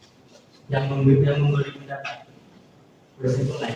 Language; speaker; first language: English; non-native, learner; Indonesian